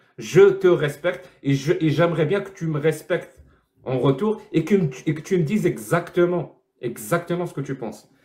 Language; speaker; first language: French; non-native, local second language; Arabic